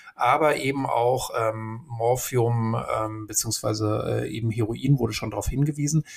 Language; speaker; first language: German; native; German